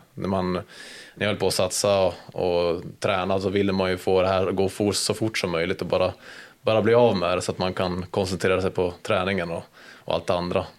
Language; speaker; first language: Swedish; native; Swedish